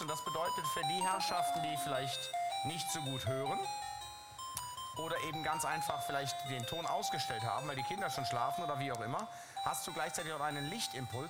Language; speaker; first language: German; native; German